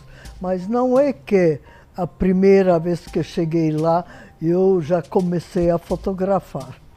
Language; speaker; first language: Portuguese; non-native, fluent; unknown